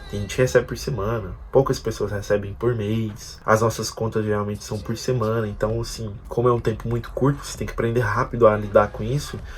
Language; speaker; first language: Portuguese; native; Portuguese